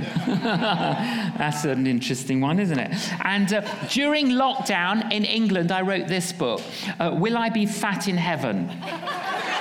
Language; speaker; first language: English; native; English